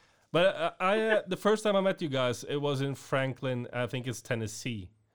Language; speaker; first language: English; non-native, fluent; Norwegian